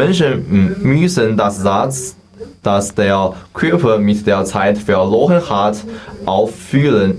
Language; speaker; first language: German; non-native, learner; Chinese